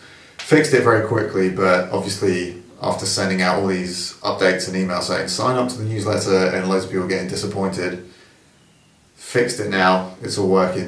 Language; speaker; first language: English; native; English